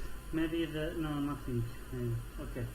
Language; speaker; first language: English; non-native, fluent; Arabic